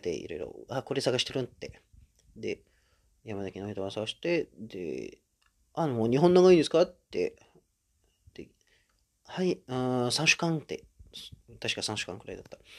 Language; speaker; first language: Japanese; non-native, fluent; Indonesian